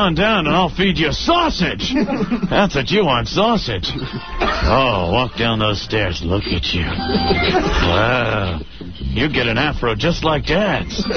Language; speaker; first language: English; native; English